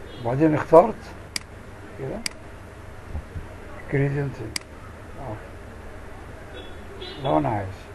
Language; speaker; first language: Arabic; native; Arabic